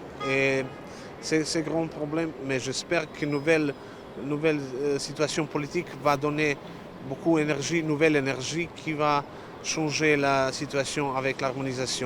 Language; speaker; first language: French; non-native, learner; Serbian